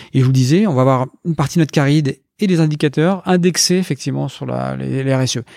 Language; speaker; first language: French; native; French